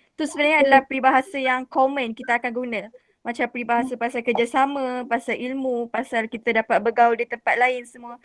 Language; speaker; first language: Malay; native; Malay